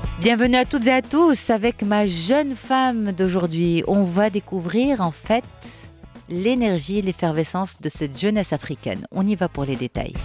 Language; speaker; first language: French; non-native, local second language; Arabic